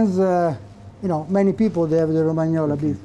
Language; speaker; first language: English; non-native, learner; Italian